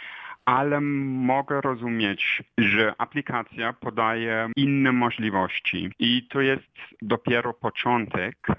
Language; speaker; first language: Polish; non-native, fluent; German